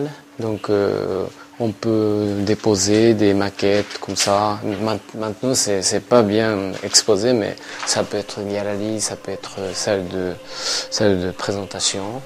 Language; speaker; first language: French; non-native, learner; Japanese